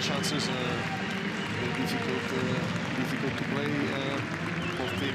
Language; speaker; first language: English; non-native, learner; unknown